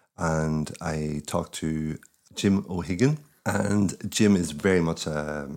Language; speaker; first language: English; native; English